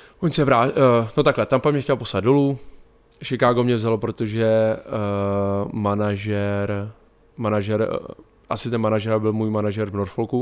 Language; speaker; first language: Czech; native; Czech